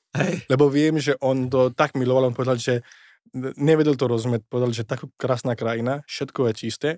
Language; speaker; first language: Slovak; non-native, fluent; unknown